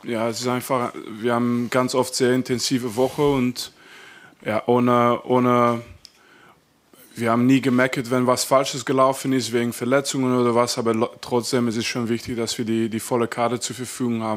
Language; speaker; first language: German; non-native, fluent; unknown